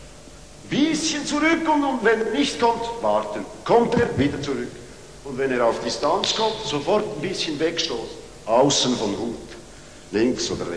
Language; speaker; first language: German; non-native, fluent; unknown